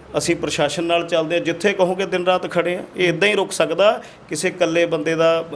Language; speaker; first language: Punjabi; non-native, local second language; Hindi